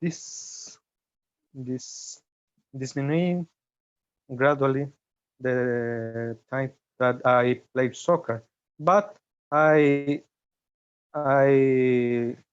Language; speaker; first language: English; non-native, learner; Spanish